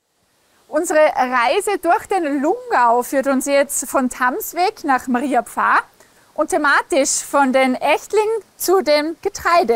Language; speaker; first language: German; native; German